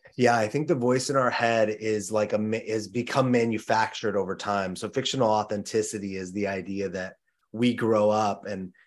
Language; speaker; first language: English; native; English